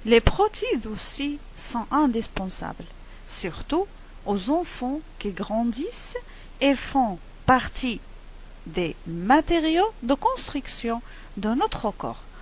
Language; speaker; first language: French; non-native, local second language; Arabic